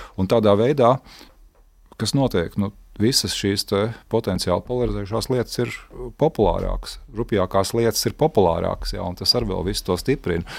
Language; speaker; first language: Latvian; native; Latvian